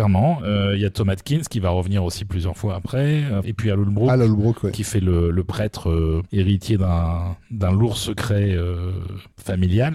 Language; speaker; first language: French; native; French